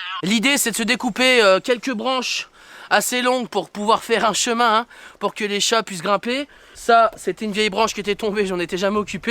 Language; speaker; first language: French; native; French